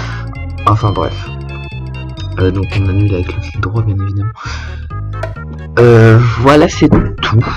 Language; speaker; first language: French; native; French